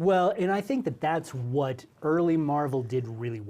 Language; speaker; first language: English; native; English